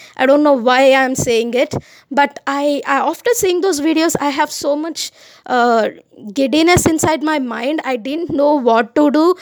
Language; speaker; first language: English; non-native, local second language; Telugu